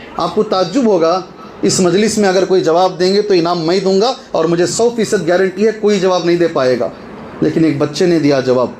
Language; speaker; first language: Urdu; native; Urdu